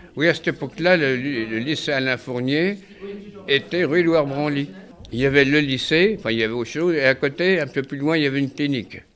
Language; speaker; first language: French; native; French